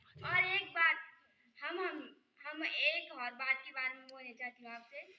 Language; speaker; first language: Hindi; non-native, local second language; Garhwali